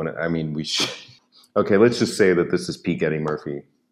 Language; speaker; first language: English; native; English